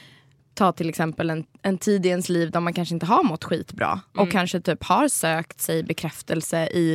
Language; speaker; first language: Swedish; native; Swedish